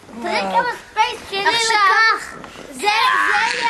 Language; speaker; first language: Hebrew; early bilingual, heritage; Hebrew